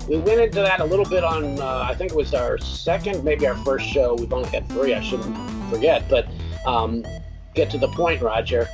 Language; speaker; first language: English; native; English